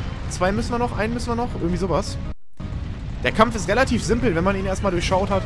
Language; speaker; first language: German; native; German